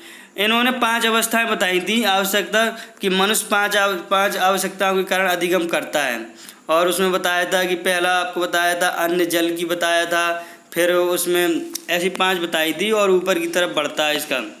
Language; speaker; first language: Hindi; native; Hindi